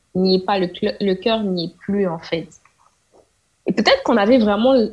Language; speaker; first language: French; non-native, local second language; Wolof